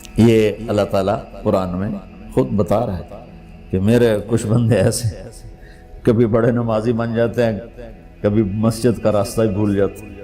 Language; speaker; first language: Urdu; non-native, local second language; Punjabi